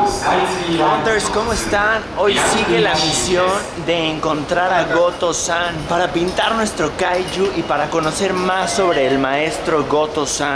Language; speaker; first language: Spanish; native; Spanish